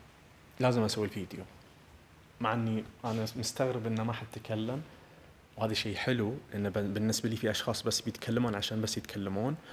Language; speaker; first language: Arabic; native; Arabic